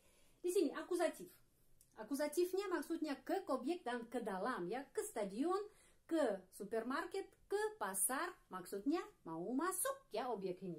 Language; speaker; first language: Indonesian; non-native, fluent; Russian